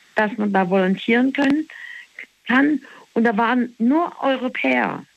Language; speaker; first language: German; native; German